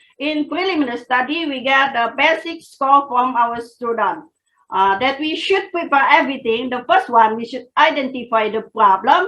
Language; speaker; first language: English; non-native, fluent; Indonesian